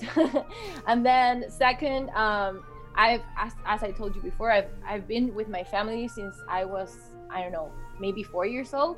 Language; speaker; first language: English; non-native, fluent; Spanish